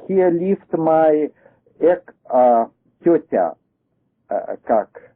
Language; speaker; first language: English; non-native, learner; Lithuanian